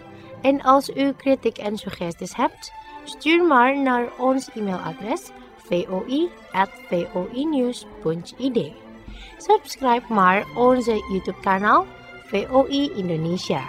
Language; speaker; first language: Dutch; non-native, fluent; Indonesian